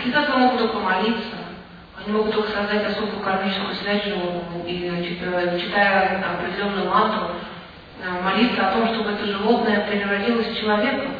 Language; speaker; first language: Russian; native; Russian